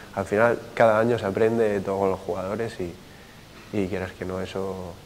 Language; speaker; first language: Spanish; native; Spanish